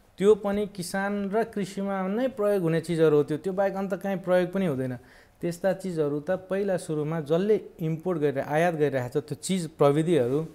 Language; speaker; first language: Nepali; native; Nepali